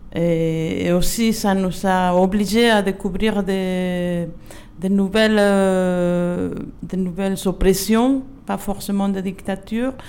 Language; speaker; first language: French; non-native, fluent; Spanish